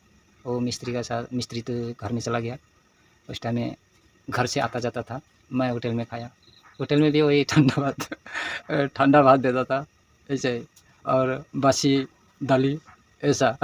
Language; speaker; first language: Hindi; non-native, local second language; Nepali